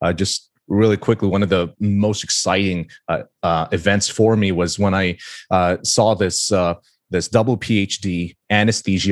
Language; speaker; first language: English; non-native, local second language; Filipino